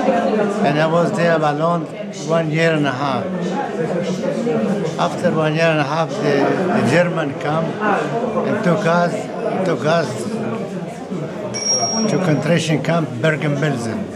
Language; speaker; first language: English; non-native, learner; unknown